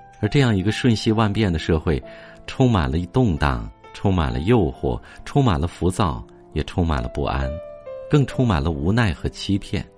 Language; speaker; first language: Chinese; native; Chinese